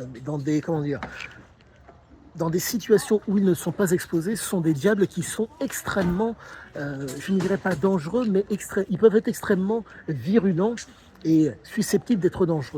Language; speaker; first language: French; native; French